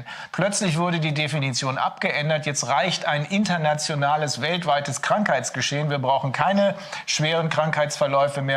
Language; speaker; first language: German; native; German